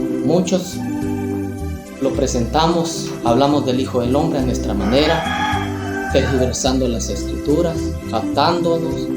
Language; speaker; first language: Spanish; native; Spanish